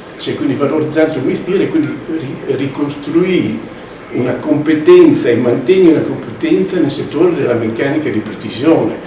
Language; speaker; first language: Italian; native; Italian